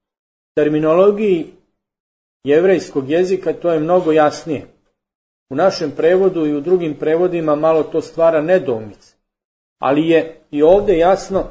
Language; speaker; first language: Serbian; native; Serbian